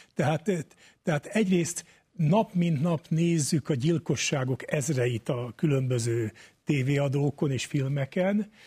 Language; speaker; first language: Hungarian; native; Hungarian